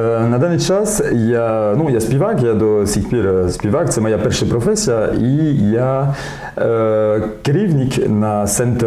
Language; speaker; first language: Ukrainian; non-native, learner; French